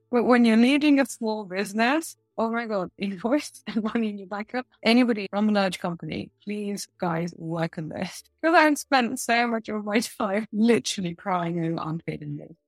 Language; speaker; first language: English; early bilingual, other home language; Russian